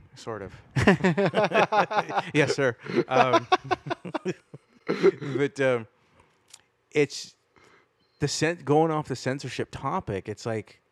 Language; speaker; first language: English; native; English